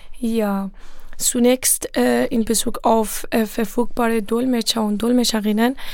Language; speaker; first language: German; non-native, fluent; Persian